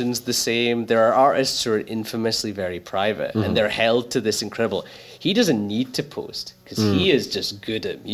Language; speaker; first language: English; native; English